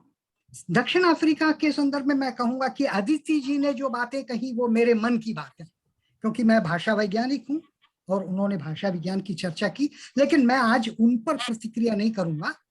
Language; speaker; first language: Hindi; native; Hindi